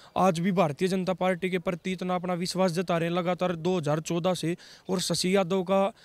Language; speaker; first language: Hindi; native; Hindi